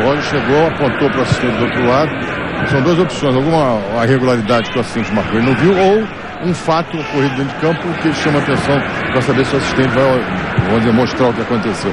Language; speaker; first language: Portuguese; native; Portuguese